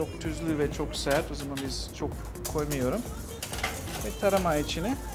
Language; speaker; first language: Turkish; non-native, learner; English